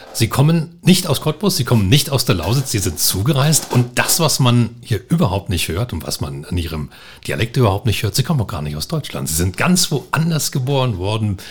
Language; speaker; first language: German; native; German